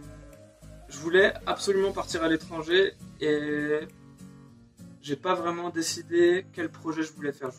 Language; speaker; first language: French; native; French